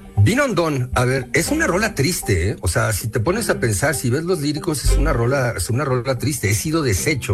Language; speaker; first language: Spanish; native; Spanish